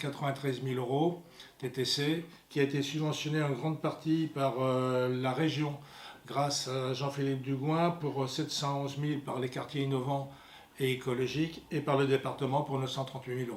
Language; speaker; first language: French; native; French